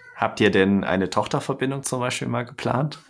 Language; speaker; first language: German; native; German